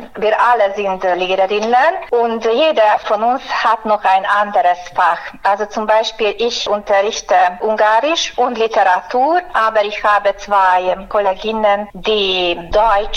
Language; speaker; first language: German; non-native, fluent; Hungarian